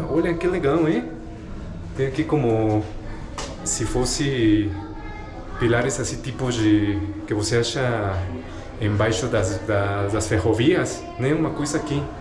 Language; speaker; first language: Portuguese; non-native, fluent; Spanish